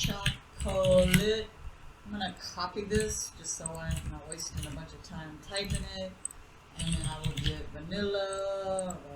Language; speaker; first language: English; native; English